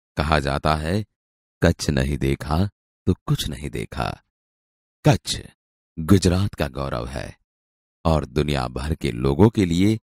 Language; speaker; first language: Hindi; non-native, local second language; Gujarati